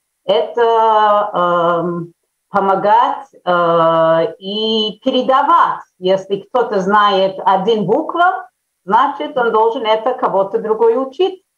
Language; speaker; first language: Russian; early bilingual, heritage; Russian